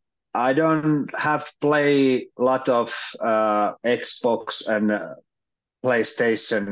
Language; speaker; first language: English; non-native, learner; Finnish